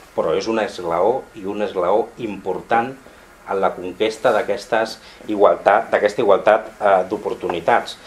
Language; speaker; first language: Catalan; non-native, local second language; Spanish